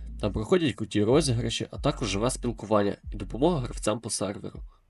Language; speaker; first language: Ukrainian; native; Ukrainian